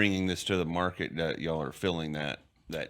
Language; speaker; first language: English; native; English